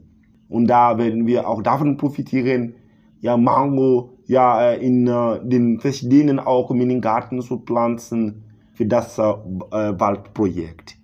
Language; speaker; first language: German; non-native, learner; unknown